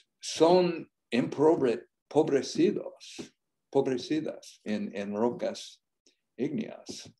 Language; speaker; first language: Spanish; non-native, learner; English